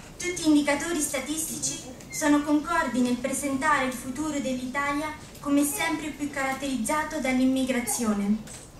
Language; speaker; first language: Italian; early bilingual, other home language; Arabic